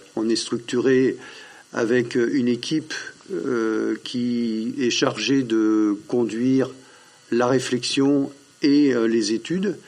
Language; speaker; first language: French; native; French